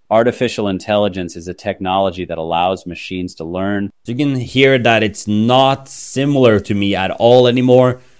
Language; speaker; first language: English; non-native, fluent; Norwegian